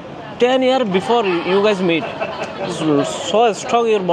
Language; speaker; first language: English; non-native, learner; Bangla